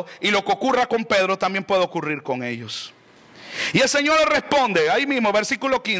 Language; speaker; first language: Spanish; native; Spanish